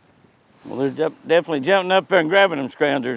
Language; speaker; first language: English; native; English